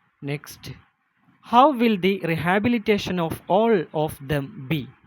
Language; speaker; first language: English; non-native, local second language; Malayalam